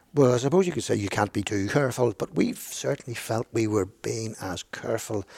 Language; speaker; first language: English; native; English